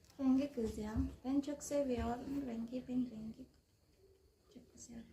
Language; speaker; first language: Turkish; non-native, learner; Indonesian